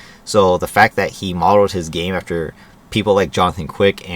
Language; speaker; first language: English; native; English